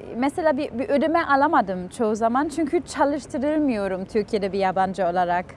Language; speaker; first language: Turkish; non-native, fluent; German